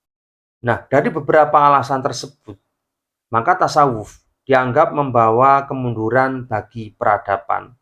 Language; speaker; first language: Indonesian; native; Indonesian